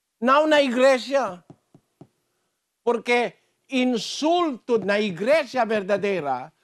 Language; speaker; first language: Portuguese; non-native, fluent; Filipino